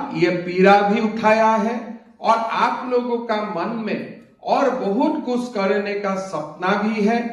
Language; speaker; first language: Hindi; non-native, local second language; Assamese